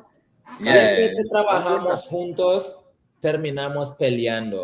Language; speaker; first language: Spanish; early bilingual, heritage; Spanish